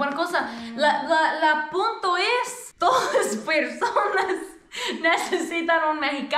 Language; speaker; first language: Spanish; non-native, learner; English